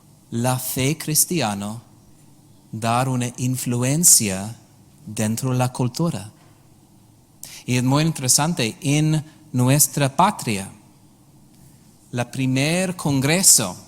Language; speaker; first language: Spanish; non-native, learner; English